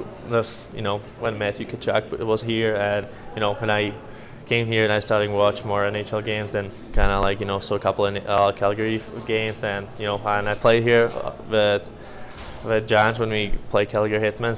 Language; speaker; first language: English; non-native, fluent; Slovak